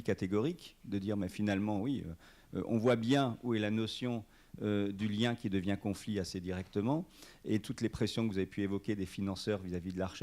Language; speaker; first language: French; native; French